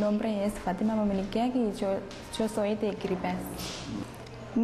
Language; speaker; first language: Spanish; non-native, learner; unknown